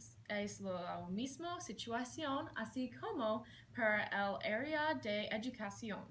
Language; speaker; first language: Spanish; non-native, learner; English